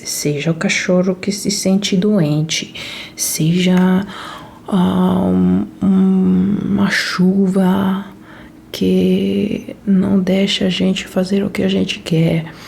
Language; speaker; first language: Portuguese; non-native, fluent; Italian